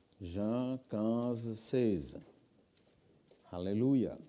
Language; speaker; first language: French; non-native, fluent; Portuguese